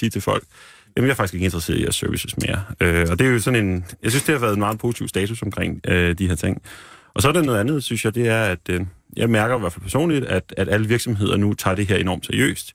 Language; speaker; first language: Danish; native; Danish